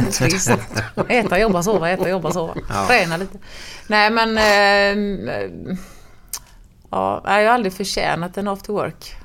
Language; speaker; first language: Swedish; native; Swedish